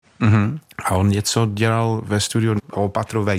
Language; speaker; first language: Czech; non-native, fluent; English